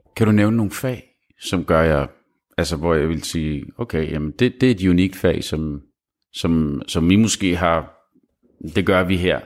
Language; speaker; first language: Danish; early bilingual, other home language; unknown